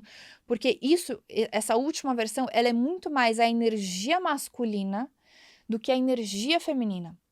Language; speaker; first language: Portuguese; native; Portuguese